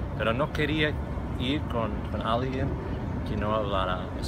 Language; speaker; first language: Spanish; non-native, fluent; English